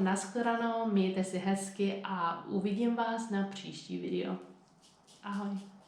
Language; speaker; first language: Czech; early bilingual, heritage; Czech